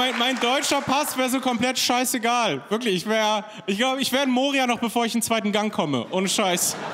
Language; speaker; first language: German; early bilingual, other home language; Persian